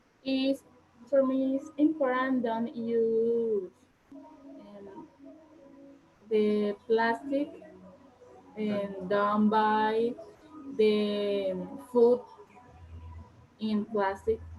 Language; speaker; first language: English; non-native, learner; Spanish